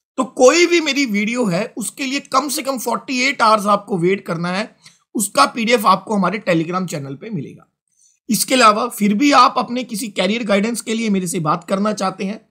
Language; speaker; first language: Hindi; non-native, local second language; Punjabi